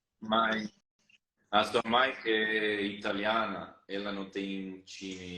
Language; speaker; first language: Portuguese; non-native, fluent; Spanish